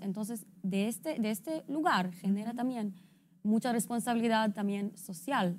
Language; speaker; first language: Spanish; non-native, fluent; Hebrew